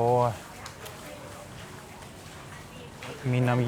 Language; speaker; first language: Thai; non-native, learner; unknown